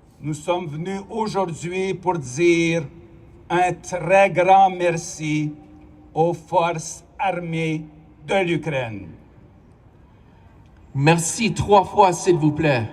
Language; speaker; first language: French; non-native, local second language; Ukrainian